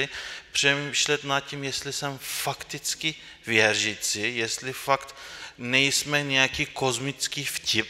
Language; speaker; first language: Czech; non-native, fluent; Turkish